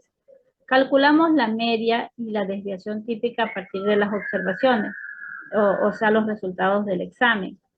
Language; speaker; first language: Spanish; native; Spanish